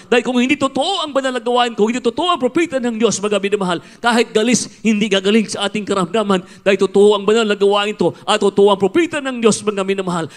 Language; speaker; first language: Filipino; non-native, local second language; Cebuano